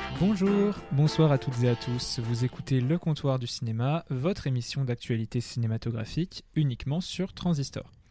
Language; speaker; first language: French; native; French